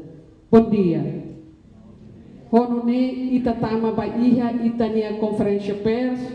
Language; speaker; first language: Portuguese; non-native, local second language; Tetum